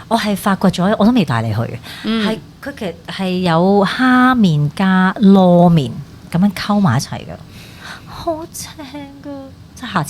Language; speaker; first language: Cantonese; native; Cantonese